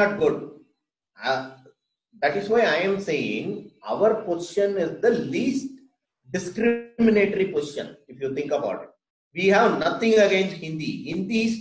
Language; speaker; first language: English; non-native, local second language; Tamil